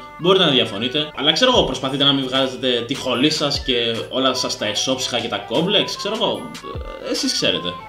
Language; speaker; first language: Greek; early bilingual, other home language; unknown